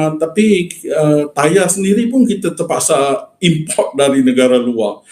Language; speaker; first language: Malay; native; Malay